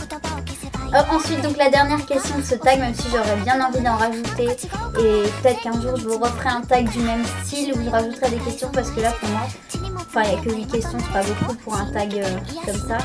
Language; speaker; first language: French; native; French